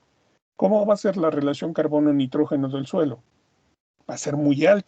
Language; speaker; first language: Spanish; native; Spanish